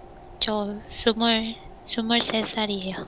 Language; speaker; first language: Korean; non-native, learner; Indonesian